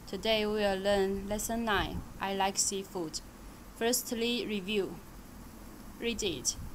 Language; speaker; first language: English; non-native, learner; Chinese